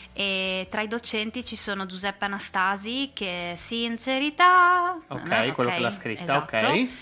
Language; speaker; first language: Italian; native; Italian